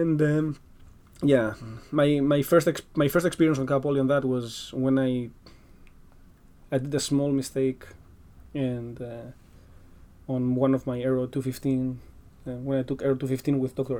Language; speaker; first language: English; non-native, fluent; Greek